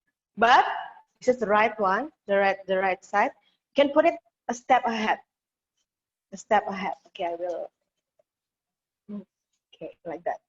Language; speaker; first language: English; non-native, learner; Indonesian